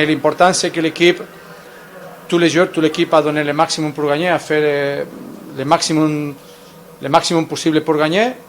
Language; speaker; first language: French; non-native, fluent; Spanish